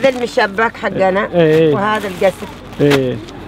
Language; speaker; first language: Arabic; native; Arabic